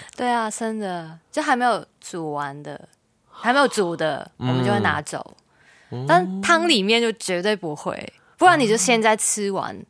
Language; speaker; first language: Chinese; non-native, local second language; Cantonese